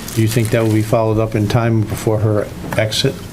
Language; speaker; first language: English; native; English